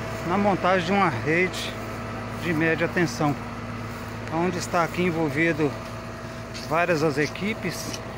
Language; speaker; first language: Portuguese; native; Portuguese